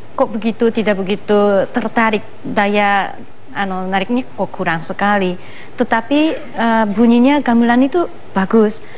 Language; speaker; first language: Indonesian; non-native, fluent; Japanese